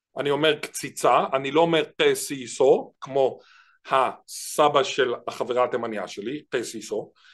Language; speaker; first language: Hebrew; native; Hebrew